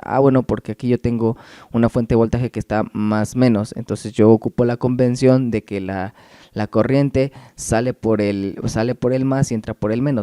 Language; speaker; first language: Spanish; native; Spanish